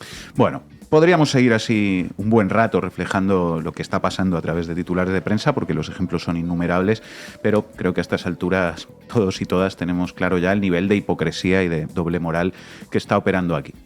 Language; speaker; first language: Spanish; native; Spanish